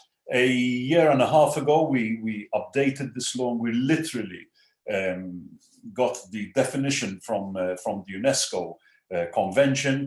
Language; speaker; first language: English; non-native, local second language; Maltese